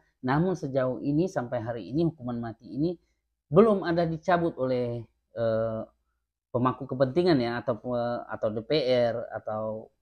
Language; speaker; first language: Indonesian; native; Indonesian